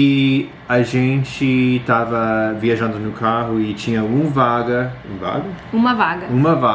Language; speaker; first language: Portuguese; non-native, learner; English